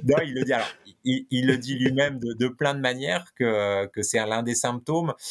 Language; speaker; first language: French; native; French